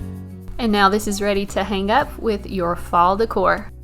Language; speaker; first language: English; native; English